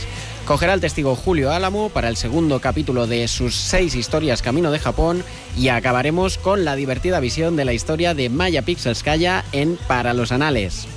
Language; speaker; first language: Spanish; native; Spanish